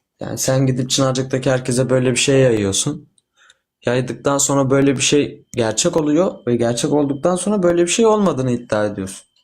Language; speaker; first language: Turkish; native; Turkish